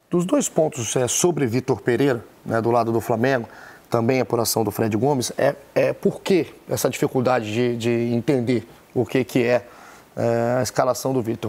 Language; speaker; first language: Portuguese; native; Portuguese